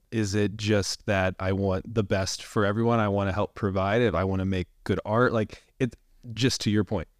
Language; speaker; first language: English; native; English